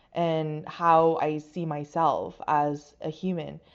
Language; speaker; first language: English; non-native, fluent; Chinese